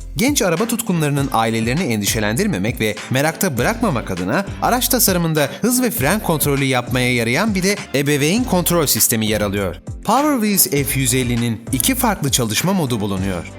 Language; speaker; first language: Turkish; native; Turkish